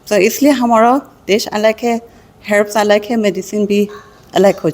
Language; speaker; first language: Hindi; non-native, learner; Persian